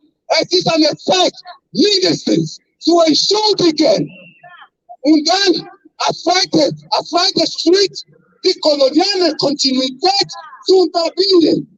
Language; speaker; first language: German; non-native, fluent; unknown